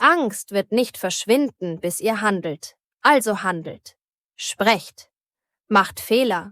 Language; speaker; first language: German; native; German